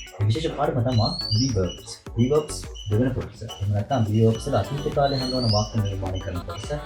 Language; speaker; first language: Sinhala; native; Sinhala